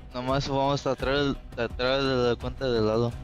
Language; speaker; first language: Spanish; early bilingual, heritage; English